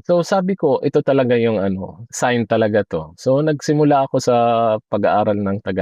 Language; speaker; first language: Filipino; non-native, fluent; Arabic